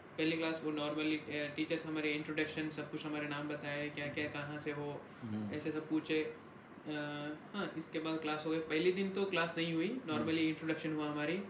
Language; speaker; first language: Hindi; non-native, local second language; Kannada